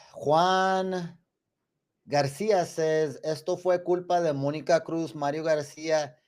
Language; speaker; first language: Spanish; early bilingual, other home language; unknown